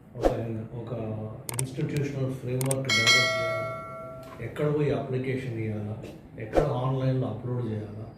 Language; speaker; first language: Telugu; native; Telugu